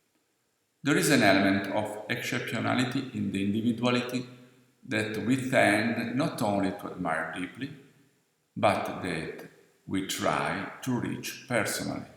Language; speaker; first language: English; non-native, fluent; Italian